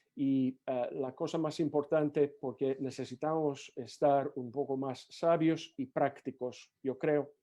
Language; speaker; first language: Spanish; non-native, learner; English